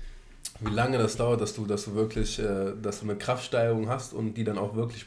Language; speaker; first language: German; native; German